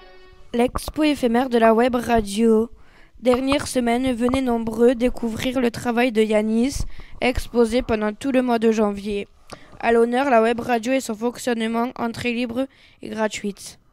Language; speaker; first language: French; native; French